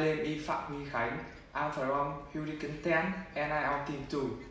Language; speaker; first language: English; non-native, learner; Vietnamese